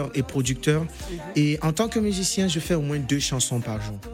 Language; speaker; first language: French; non-native, local second language; English